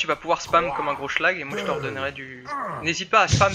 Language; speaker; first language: French; native; French